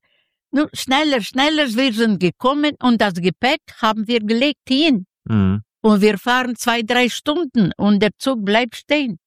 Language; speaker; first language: German; non-native, fluent; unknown